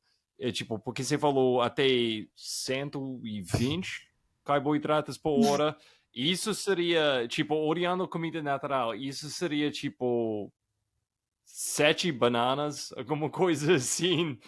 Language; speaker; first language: Portuguese; non-native, fluent; English